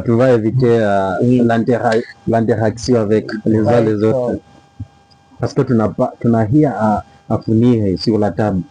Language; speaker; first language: French; non-native, learner; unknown